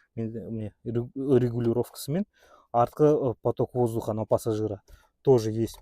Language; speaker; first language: Russian; non-native, local second language; Kazakh